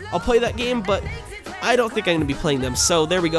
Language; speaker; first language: English; native; English